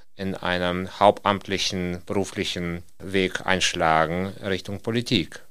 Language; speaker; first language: German; non-native, fluent; Russian